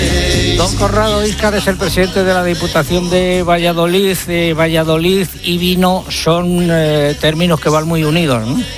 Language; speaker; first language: Spanish; native; Spanish